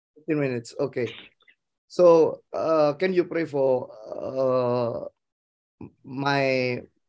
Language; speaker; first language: English; non-native, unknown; Indonesian